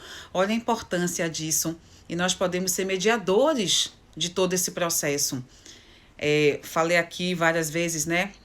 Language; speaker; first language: Portuguese; native; Portuguese